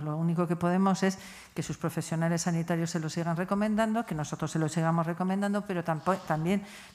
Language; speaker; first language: Spanish; native; Spanish